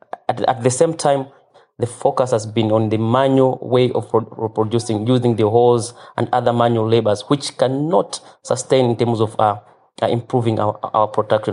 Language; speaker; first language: English; non-native, local second language; Nyanja